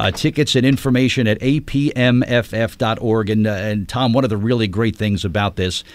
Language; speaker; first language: English; native; English